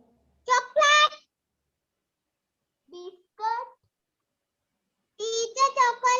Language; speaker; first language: English; non-native, learner; Sinhala